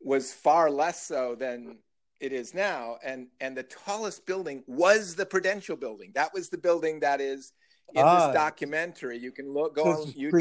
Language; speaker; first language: English; native; English